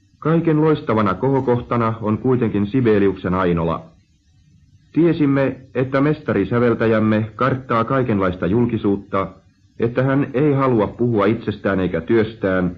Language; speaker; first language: Finnish; native; Finnish